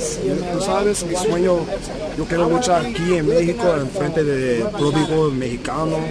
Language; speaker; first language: Spanish; early bilingual, heritage; English